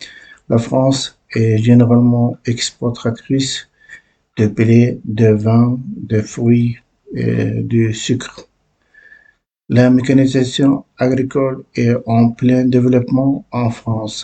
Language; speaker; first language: French; non-native, learner; Uzbek